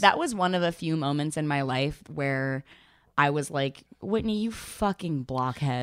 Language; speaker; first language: English; native; English